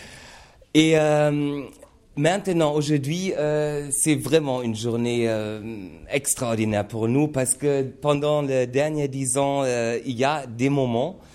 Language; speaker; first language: French; non-native, learner; German